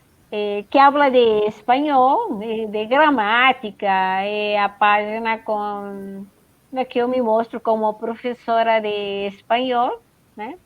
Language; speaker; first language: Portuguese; non-native, fluent; Spanish